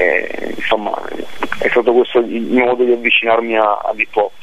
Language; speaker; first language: Italian; native; Italian